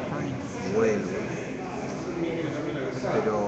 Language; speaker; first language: Spanish; native; Spanish